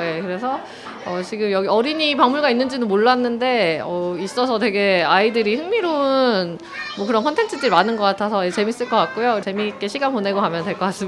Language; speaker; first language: Korean; native; Korean